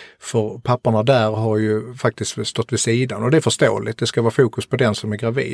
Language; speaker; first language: Swedish; native; Swedish